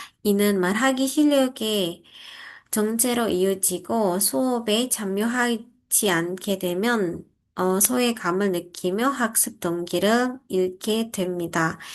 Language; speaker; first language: Korean; non-native, fluent; Indonesian